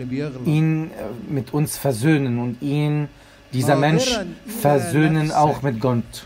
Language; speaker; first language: German; non-native, fluent; Arabic